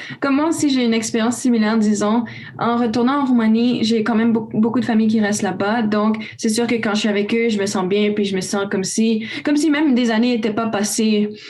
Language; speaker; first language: French; early bilingual, other home language; Romanian